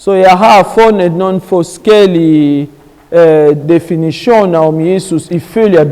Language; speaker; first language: Danish; non-native, learner; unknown